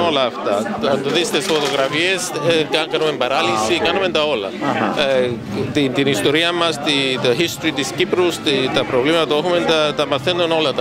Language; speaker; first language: Greek; early bilingual, heritage; Greek